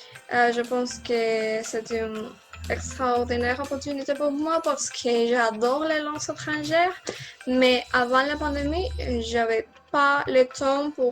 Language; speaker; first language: French; non-native, learner; Spanish